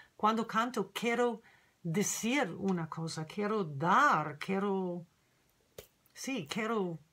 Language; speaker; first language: Spanish; non-native, learner; English